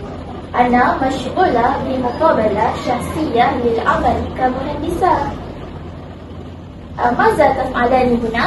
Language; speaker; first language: Arabic; non-native, learner; Malay